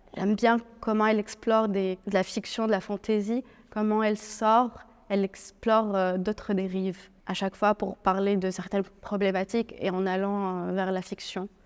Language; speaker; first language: French; non-native, local second language; Arabic